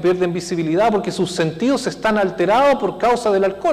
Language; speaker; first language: Spanish; native; Spanish